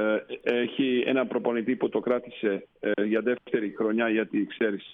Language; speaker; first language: Greek; non-native, fluent; Slovenian